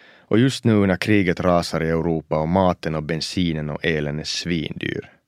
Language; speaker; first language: Swedish; native; Swedish